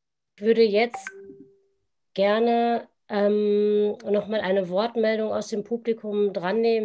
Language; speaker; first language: German; native; German